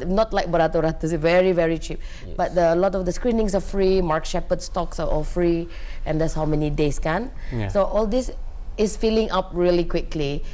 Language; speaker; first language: English; non-native, local second language; Malay